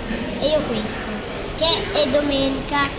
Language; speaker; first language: Italian; early bilingual, other home language; Portuguese